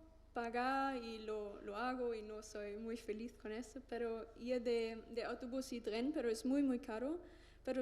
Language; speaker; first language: Spanish; non-native, learner; German